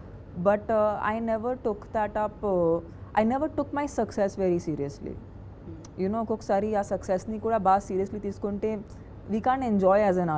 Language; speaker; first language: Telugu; non-native, fluent; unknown